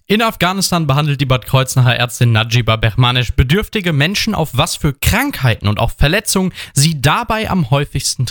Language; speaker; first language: German; native; German